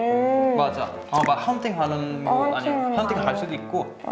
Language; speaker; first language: Korean; non-native, learner; Swedish